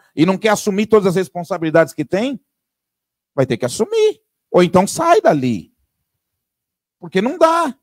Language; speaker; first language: Portuguese; native; Portuguese